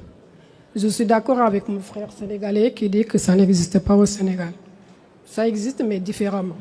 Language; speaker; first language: French; non-native, local second language; Soninke